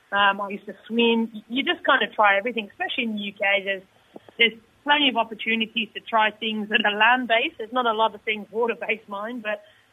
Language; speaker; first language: English; native; English